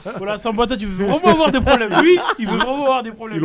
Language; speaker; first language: French; native; French